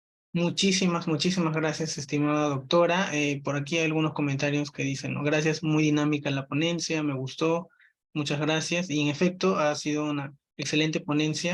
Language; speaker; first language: Spanish; native; Spanish